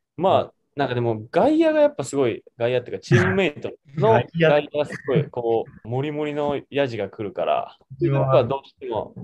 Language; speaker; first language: Japanese; native; Japanese